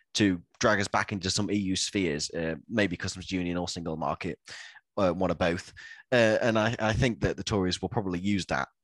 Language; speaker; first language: English; native; English